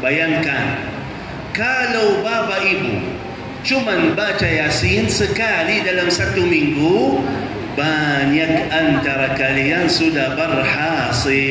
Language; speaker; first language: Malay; non-native, fluent; Arabic